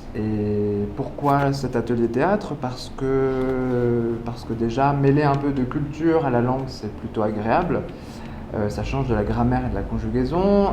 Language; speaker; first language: French; native; French